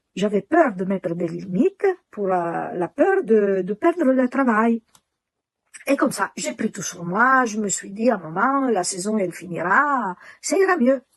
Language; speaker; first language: French; non-native, fluent; Italian